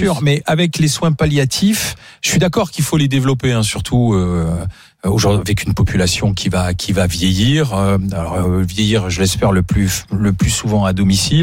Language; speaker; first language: French; native; French